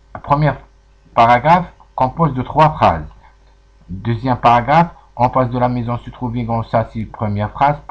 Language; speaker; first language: French; non-native, local second language; Arabic